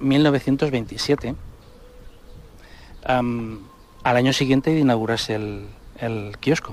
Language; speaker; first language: Spanish; native; Spanish